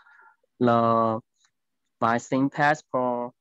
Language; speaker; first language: English; non-native, learner; Chinese